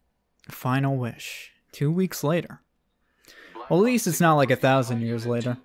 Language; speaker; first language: English; native; English